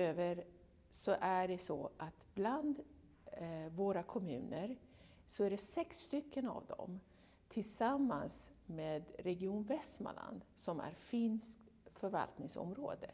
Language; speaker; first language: Swedish; non-native, fluent; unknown